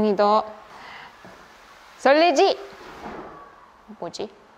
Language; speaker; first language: Korean; non-native, fluent; Russian